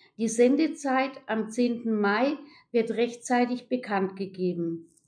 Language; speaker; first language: German; native; German